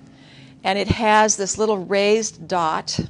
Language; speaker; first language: English; native; English